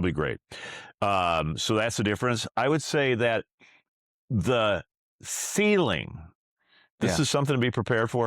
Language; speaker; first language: English; native; English